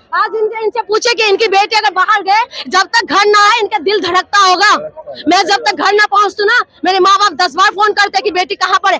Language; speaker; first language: Hindi; non-native, local second language; Assamese